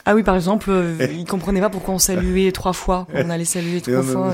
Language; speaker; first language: French; early bilingual, other home language; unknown